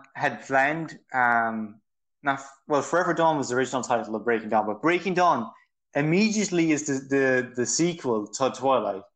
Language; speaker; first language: English; native; English